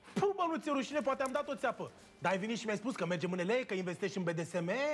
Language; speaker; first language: Romanian; native; Romanian